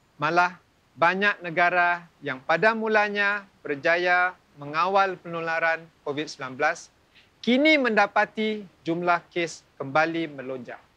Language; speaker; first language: Malay; native; Malay